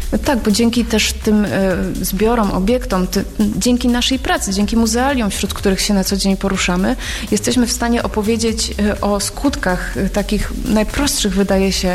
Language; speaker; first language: Polish; native; Polish